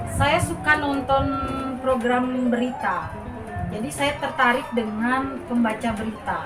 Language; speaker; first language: Indonesian; native; Indonesian